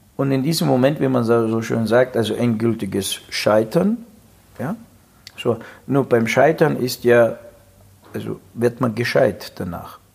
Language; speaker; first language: German; non-native, fluent; Russian